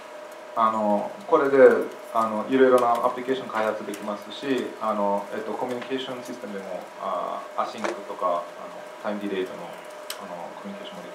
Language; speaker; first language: Japanese; non-native, fluent; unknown